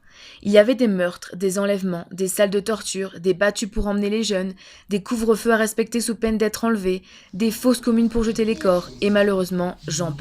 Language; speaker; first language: French; native; French